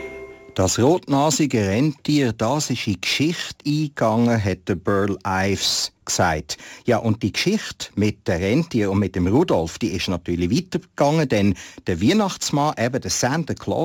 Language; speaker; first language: German; native; German